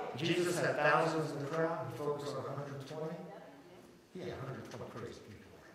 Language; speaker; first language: English; early bilingual, other home language; Korean